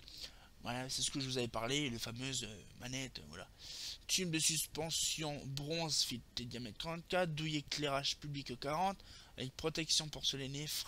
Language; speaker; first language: French; native; French